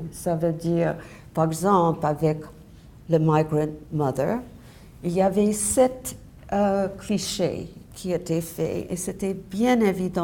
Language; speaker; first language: French; non-native, fluent; English